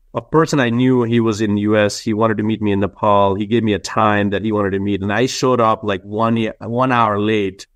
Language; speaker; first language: English; non-native, local second language; Nepali